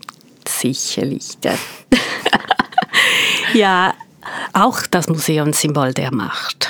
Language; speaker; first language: German; non-native, fluent; Portuguese